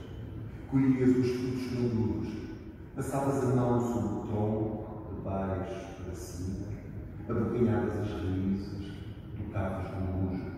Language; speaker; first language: Portuguese; native; Portuguese